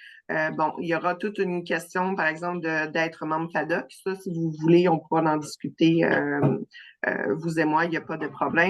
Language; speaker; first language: French; native; French